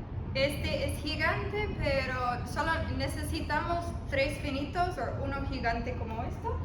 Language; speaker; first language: Spanish; early bilingual, heritage; Spanish